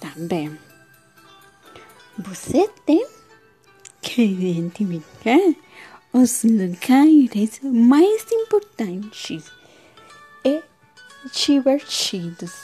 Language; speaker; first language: Portuguese; non-native, learner; Spanish